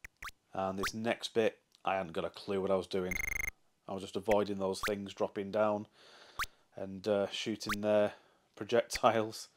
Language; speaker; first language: English; native; English